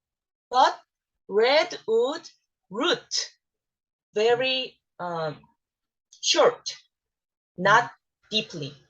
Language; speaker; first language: English; non-native, learner; Korean